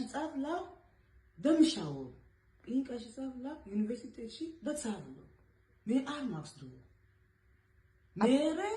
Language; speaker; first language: Georgian; non-native, learner; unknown